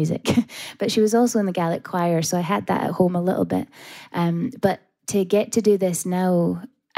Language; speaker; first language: English; native; English